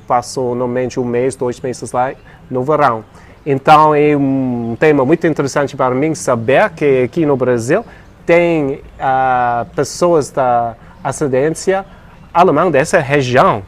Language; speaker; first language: Portuguese; non-native, fluent; English